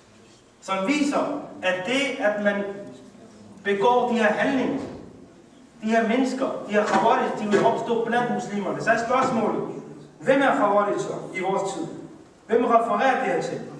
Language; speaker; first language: Danish; early bilingual, other home language; Urdu